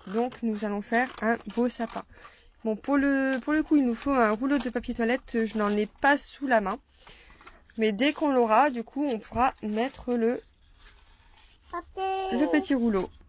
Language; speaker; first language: French; native; French